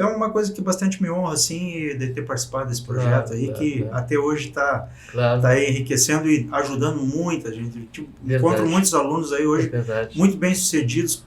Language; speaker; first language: Portuguese; native; Portuguese